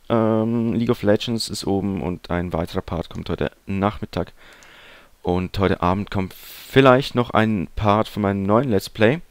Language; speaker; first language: German; native; German